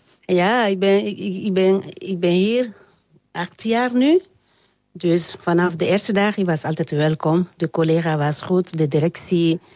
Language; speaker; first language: Dutch; non-native, learner; French